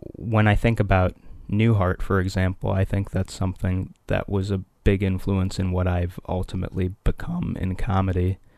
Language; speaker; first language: English; early bilingual, other home language; Hindi